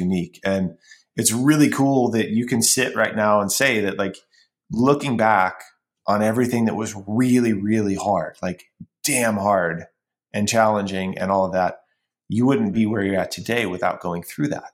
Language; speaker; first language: English; native; English